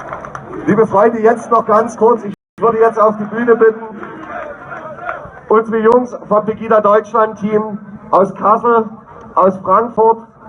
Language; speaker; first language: German; native; German